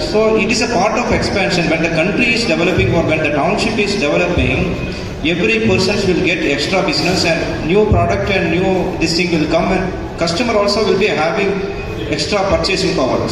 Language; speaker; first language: English; non-native, local second language; Malayalam